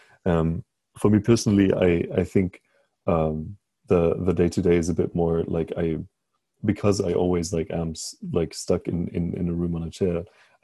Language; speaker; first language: English; non-native, fluent; German